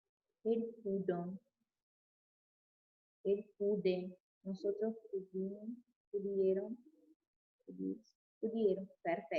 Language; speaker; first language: Spanish; non-native, fluent; Portuguese